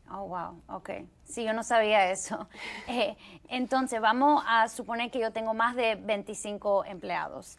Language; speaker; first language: Spanish; early bilingual, heritage; Spanish